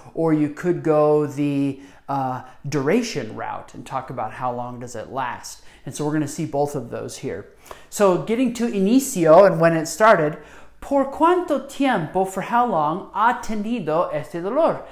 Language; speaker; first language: English; native; English